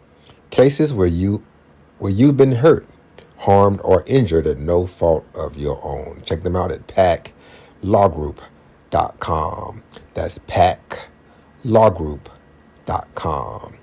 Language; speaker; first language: English; native; English